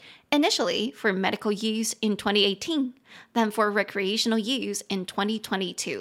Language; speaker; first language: English; non-native, fluent; Chinese